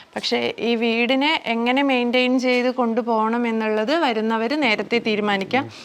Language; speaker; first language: Malayalam; native; Malayalam